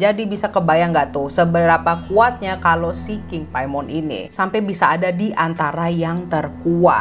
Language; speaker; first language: Indonesian; native; Indonesian